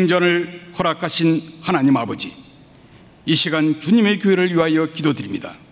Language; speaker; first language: Korean; native; Korean